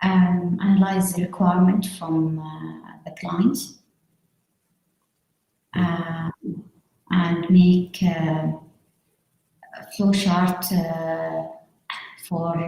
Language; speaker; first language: English; non-native, learner; Arabic